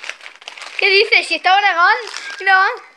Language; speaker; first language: Spanish; native; Spanish